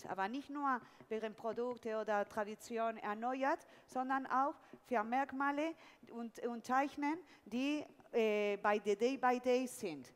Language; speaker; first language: German; non-native, fluent; Spanish